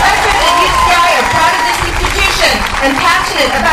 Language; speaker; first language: English; native; English